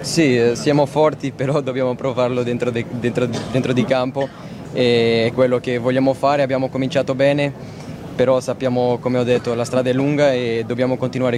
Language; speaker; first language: Italian; non-native, fluent; Portuguese